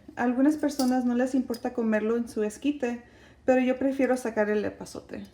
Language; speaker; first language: Spanish; early bilingual, heritage; Spanish